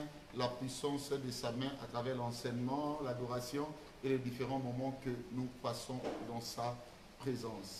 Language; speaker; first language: French; non-native, local second language; Lingala